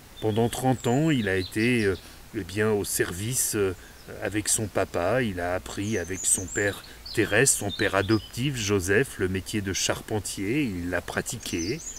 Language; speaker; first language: French; native; French